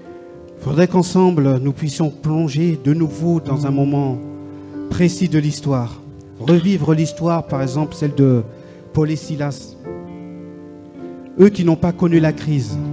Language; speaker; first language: French; native; French